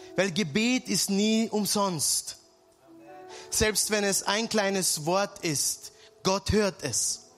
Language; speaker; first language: German; early bilingual, other home language; Serbian